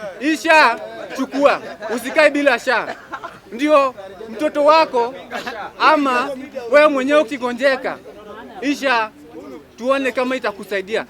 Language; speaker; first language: Swahili; non-native, local second language; Luo (Kenya and Tanzania)